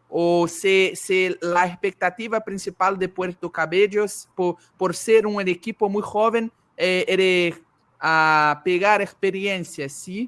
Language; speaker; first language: Spanish; non-native, learner; Portuguese